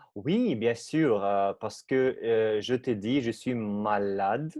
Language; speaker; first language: French; non-native, learner; Russian